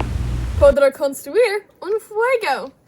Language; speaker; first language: Spanish; non-native, learner; English